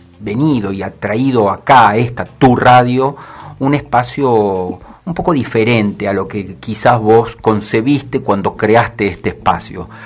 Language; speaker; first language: Spanish; native; Spanish